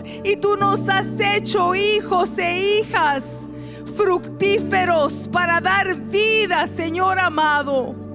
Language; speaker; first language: Spanish; native; Spanish